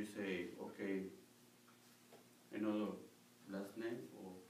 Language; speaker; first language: English; non-native, learner; Spanish